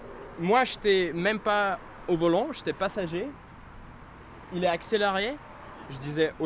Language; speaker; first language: French; non-native, fluent; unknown